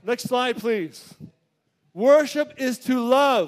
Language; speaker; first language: English; native; English